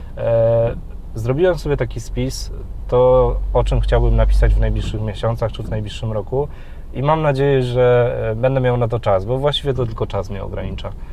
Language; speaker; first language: Polish; native; Polish